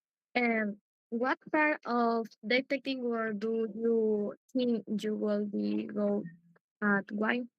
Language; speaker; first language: English; non-native, learner; Spanish